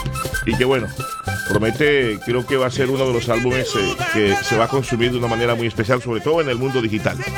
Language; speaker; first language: Spanish; native; Spanish